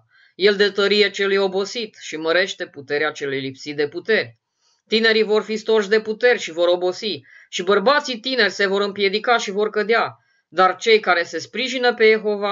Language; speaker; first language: Romanian; native; Romanian